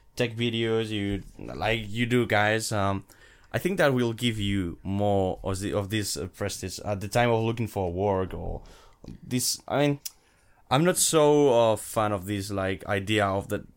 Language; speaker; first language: English; non-native, fluent; Spanish